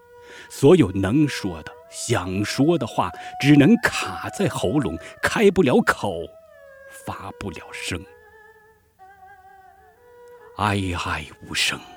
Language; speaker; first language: Chinese; native; Chinese